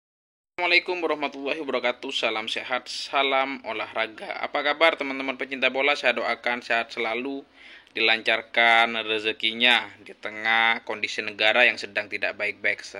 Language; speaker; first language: Indonesian; native; Indonesian